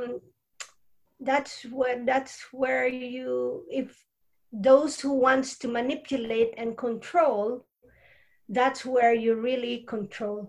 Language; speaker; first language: English; non-native, local second language; Bikol